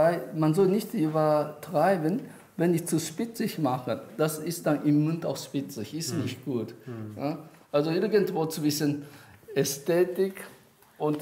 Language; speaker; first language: German; non-native, fluent; Japanese